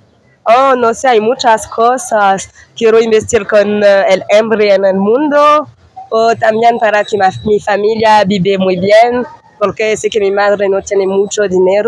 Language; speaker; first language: Spanish; non-native, learner; French